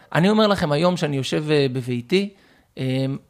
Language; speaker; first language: Hebrew; native; Hebrew